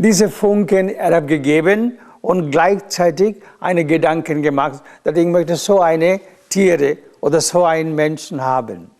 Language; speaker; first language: German; non-native, learner; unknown